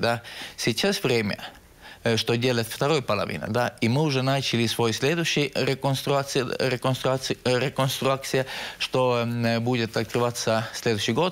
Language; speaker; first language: Russian; non-native, local second language; Estonian